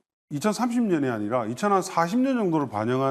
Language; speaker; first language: Korean; native; Korean